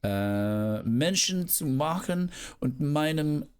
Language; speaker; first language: German; non-native, learner; English